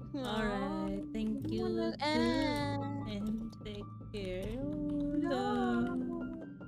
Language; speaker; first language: English; non-native, local second language; Malay